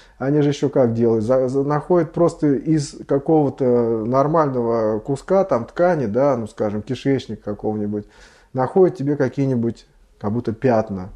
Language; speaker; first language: Russian; native; Russian